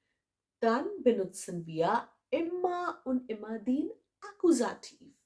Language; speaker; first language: German; non-native, fluent; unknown